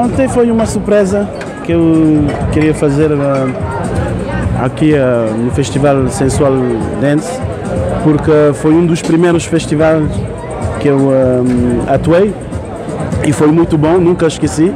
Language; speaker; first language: Portuguese; non-native, local second language; Kabuverdianu